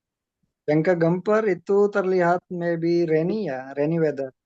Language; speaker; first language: Indonesian; non-native, learner; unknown